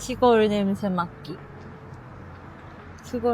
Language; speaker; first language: Korean; non-native, fluent; Japanese